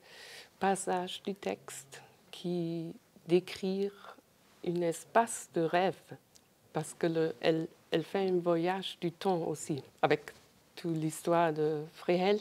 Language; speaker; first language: French; non-native, fluent; German